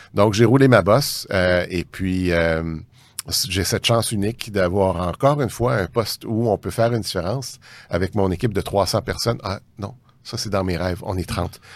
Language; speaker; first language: French; native; French